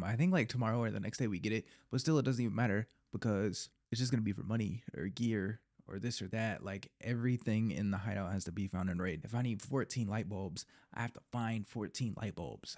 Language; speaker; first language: English; native; English